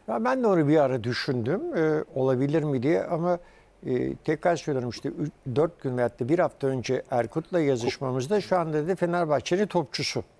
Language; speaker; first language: Turkish; early bilingual, heritage; Turkish